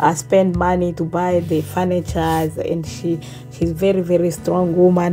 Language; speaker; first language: English; non-native, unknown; Swahili